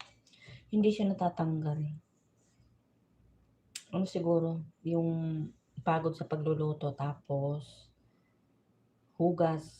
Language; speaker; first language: Filipino; non-native, local second language; Bikol